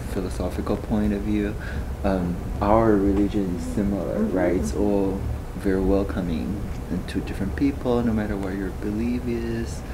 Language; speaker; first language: English; non-native, fluent; Chinese